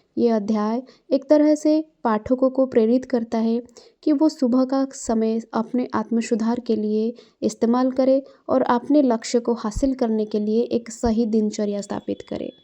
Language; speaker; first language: Hindi; non-native, local second language; Odia